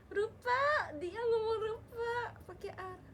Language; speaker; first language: Indonesian; non-native, learner; Japanese